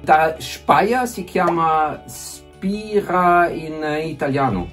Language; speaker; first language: Italian; non-native, fluent; German